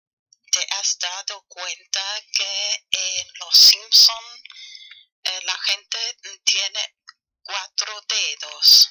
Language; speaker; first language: Spanish; non-native, fluent; German